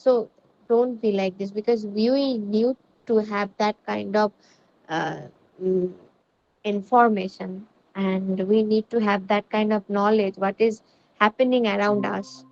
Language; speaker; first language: English; non-native, fluent; Bangla